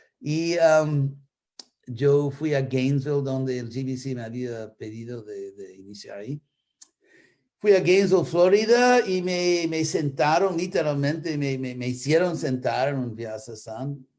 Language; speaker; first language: Spanish; non-native, fluent; English